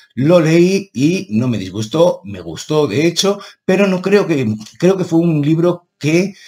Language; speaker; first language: Spanish; native; Spanish